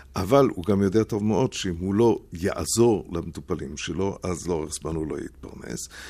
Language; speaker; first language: Hebrew; non-native, fluent; German